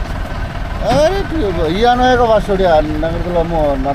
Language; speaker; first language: Hindi; non-native, local second language; Bangla